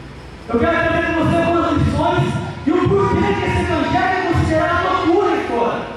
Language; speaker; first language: Portuguese; native; Portuguese